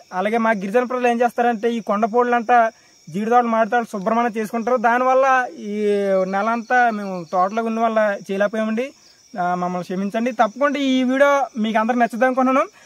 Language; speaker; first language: Telugu; non-native, local second language; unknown